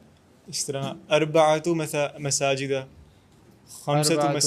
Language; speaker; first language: Arabic; non-native, learner; Urdu